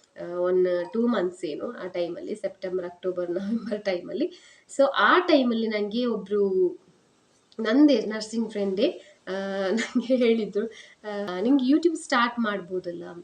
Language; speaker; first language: Kannada; non-native, local second language; Tulu